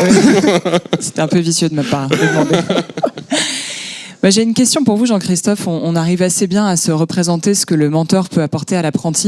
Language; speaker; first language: French; native; French